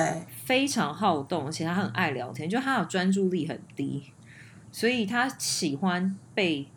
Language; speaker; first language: Chinese; native; Chinese